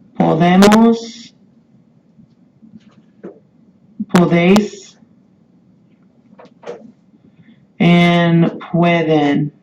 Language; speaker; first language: Spanish; non-native, fluent; English